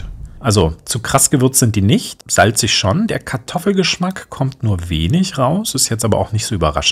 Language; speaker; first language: German; native; German